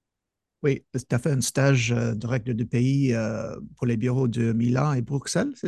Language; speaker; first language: French; non-native, fluent; English